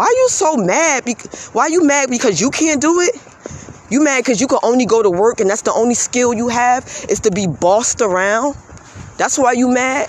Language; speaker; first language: English; native; English